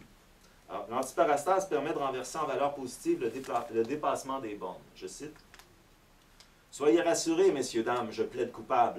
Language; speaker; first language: French; native; French